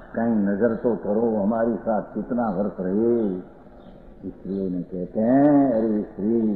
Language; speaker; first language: Hindi; non-native, local second language; Gujarati